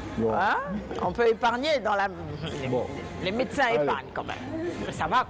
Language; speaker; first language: French; non-native, local second language; Wolof